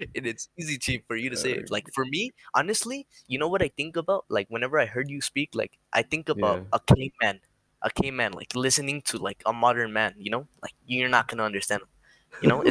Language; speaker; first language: English; early bilingual, other home language; Spanish